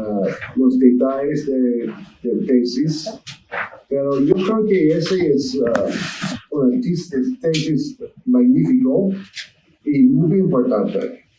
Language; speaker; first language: Spanish; non-native, learner; English